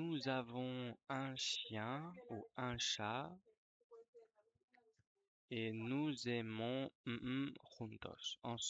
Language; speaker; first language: French; non-native, fluent; Spanish